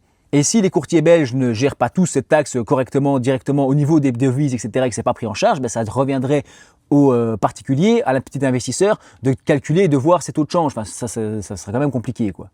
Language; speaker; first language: French; native; French